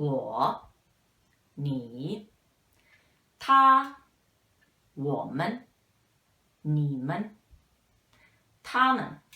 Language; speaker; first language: Chinese; non-native, fluent; English